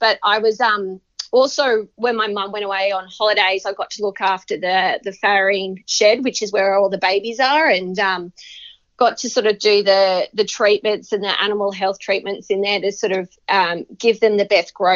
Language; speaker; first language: English; native; English